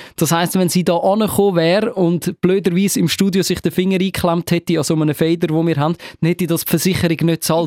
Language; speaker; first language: German; native; German